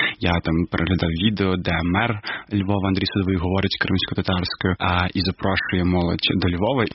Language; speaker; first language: Ukrainian; non-native, local second language; Crimean Tatar